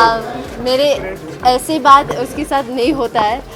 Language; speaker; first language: Hindi; non-native, learner; English